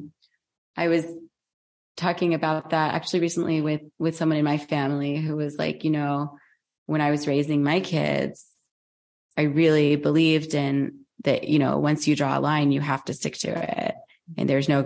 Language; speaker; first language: English; native; English